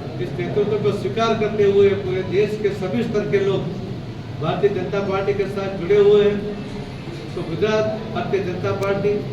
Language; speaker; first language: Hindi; non-native, local second language; Gujarati